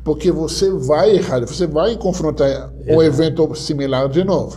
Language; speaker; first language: Portuguese; non-native, fluent; Hebrew